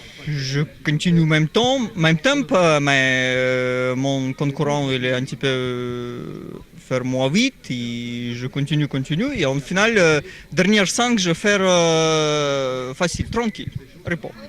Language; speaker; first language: French; non-native, learner; Russian